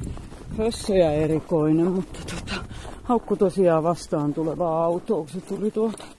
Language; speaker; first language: Finnish; native; Finnish